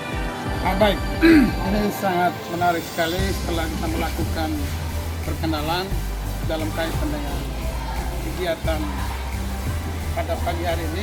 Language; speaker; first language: Indonesian; native; Indonesian